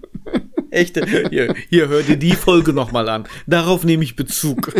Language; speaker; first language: German; native; German